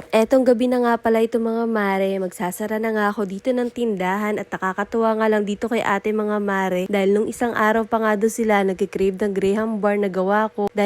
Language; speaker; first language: Filipino; native; Filipino